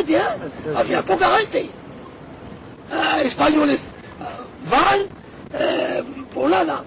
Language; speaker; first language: Spanish; non-native, learner; Riffian